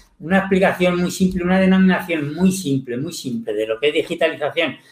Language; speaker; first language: Spanish; native; Spanish